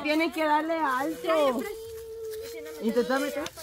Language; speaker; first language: Spanish; native; Spanish